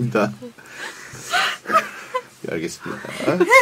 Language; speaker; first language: Korean; native; Korean